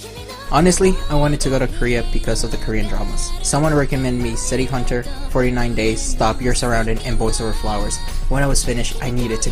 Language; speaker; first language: English; early bilingual, other home language; Spanish